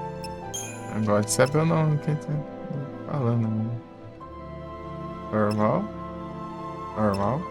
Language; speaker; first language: Portuguese; native; Portuguese